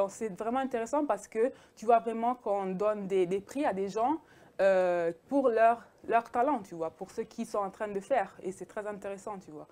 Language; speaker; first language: French; early bilingual, heritage; French